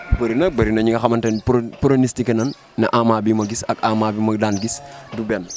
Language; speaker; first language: Wolof; native; Wolof